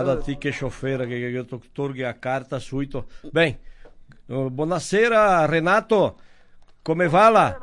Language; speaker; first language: Italian; early bilingual, heritage; Italian